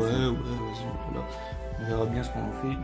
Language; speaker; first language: French; native; French